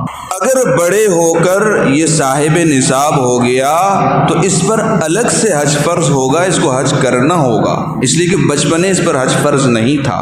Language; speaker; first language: Urdu; native; Urdu